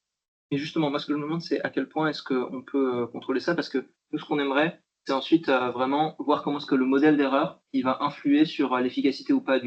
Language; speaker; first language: French; native; French